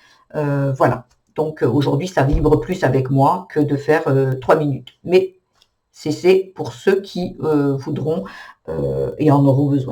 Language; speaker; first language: French; native; French